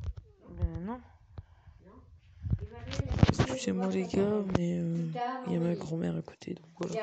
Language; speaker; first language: French; native; French